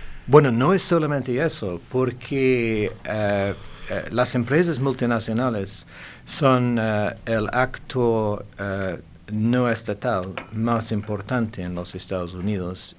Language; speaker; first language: Spanish; non-native, fluent; English